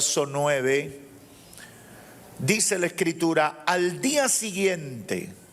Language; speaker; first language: Spanish; native; Spanish